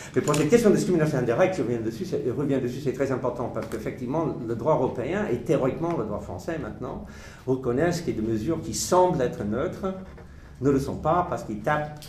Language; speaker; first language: French; non-native, fluent; English